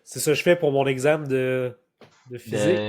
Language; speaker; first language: French; native; French